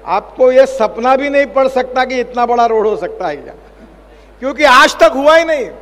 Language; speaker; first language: Hindi; non-native, local second language; Marathi